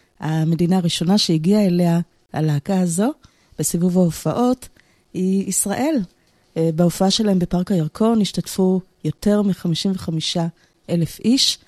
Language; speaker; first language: Hebrew; native; Hebrew